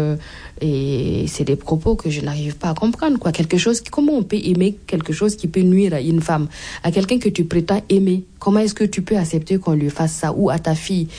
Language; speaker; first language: French; non-native, local second language; Mossi